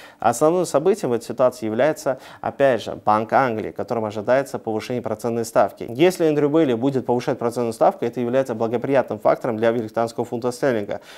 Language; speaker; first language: Russian; non-native, local second language; Uzbek